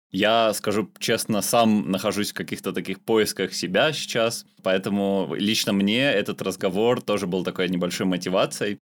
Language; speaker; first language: Russian; non-native, local second language; Armenian